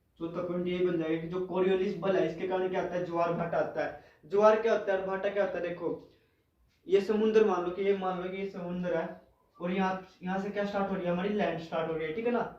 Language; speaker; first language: Hindi; native; Hindi